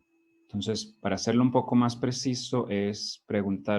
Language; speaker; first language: Spanish; native; Spanish